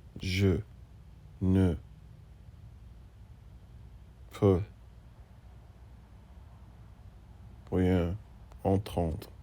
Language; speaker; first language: French; non-native, learner; English